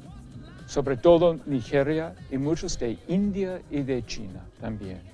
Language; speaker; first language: Spanish; non-native, fluent; English